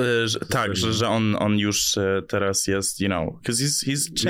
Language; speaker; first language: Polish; early bilingual, heritage; English